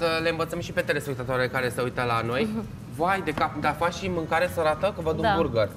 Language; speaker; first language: Romanian; native; Romanian